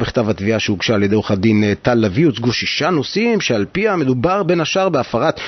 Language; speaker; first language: Hebrew; native; Hebrew